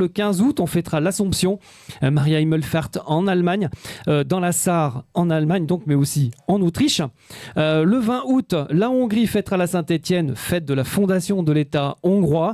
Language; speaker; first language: French; native; French